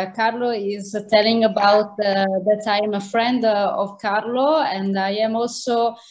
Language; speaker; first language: English; non-native, fluent; Italian